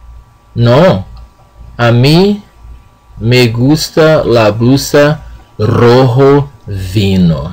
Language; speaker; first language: Spanish; non-native, fluent; Portuguese